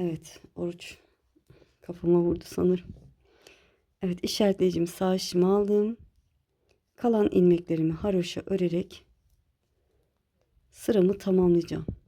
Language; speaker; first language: Turkish; native; Turkish